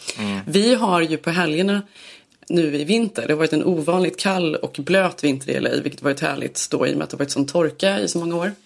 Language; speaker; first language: Swedish; native; Swedish